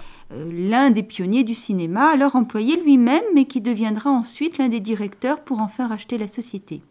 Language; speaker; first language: French; native; French